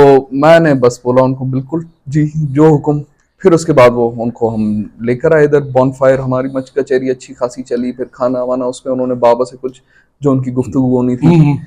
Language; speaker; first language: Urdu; non-native, local second language; Sindhi